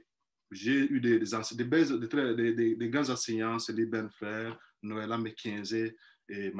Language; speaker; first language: French; non-native, fluent; Igbo